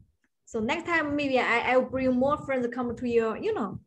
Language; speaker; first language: English; non-native, fluent; Chinese